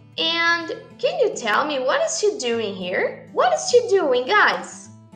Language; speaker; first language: English; non-native, fluent; Portuguese